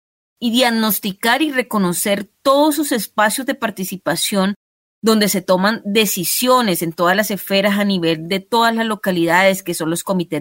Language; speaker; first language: Spanish; native; Spanish